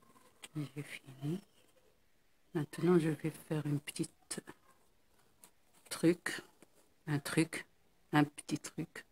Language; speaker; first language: French; non-native, local second language; Arabic